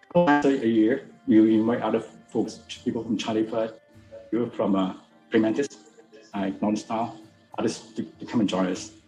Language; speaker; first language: English; non-native, local second language; Min Nan Chinese